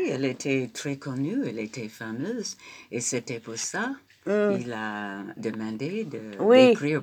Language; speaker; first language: French; non-native, fluent; English